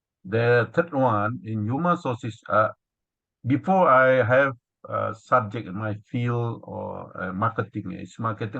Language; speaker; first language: English; non-native, learner; Indonesian